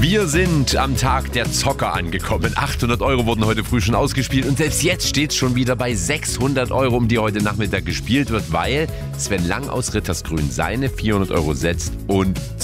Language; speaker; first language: German; native; German